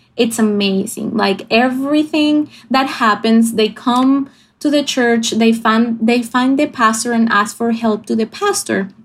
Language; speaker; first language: English; non-native, fluent; Spanish